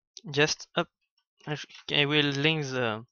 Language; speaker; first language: English; non-native, learner; French